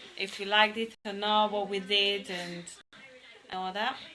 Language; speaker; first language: English; non-native, fluent; Hungarian